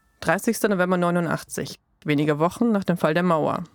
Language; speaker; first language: German; native; German